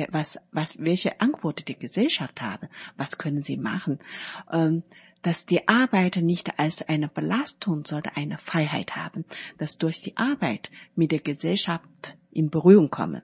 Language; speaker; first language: German; non-native, learner; Chinese